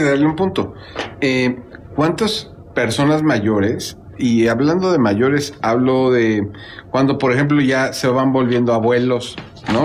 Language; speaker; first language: Spanish; native; Spanish